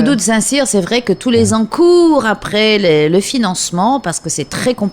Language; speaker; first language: French; native; French